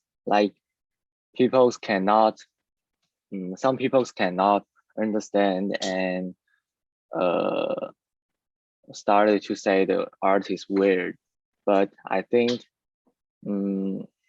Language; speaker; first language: English; non-native, learner; Chinese